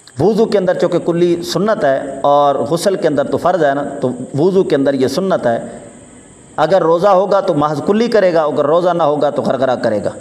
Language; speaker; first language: Urdu; native; Urdu